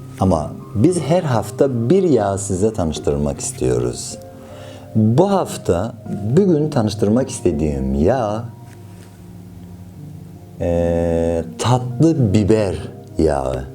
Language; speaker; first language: Turkish; non-native, fluent; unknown